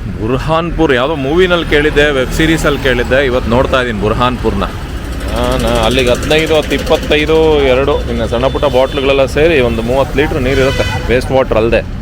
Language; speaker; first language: Kannada; native; Kannada